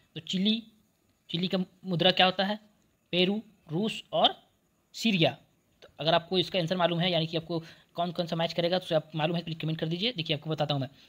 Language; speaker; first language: Hindi; native; Hindi